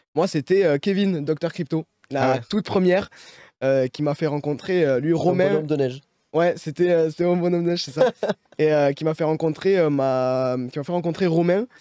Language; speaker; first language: French; native; French